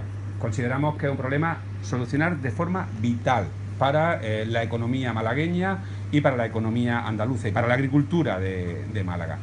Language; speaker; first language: Spanish; native; Spanish